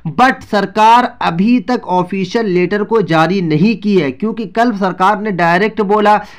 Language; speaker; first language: Hindi; native; Hindi